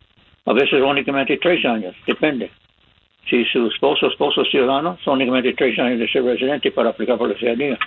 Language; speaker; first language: Spanish; non-native, fluent; English